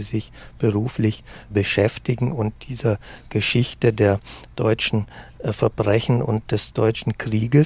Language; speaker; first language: German; native; German